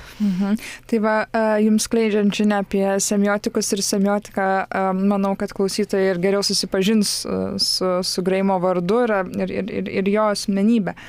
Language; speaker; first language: Lithuanian; native; Lithuanian